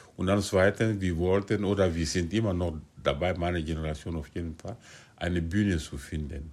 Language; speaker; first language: German; non-native, fluent; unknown